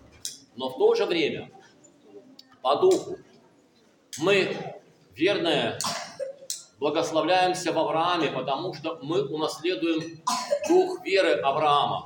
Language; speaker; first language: Russian; native; Russian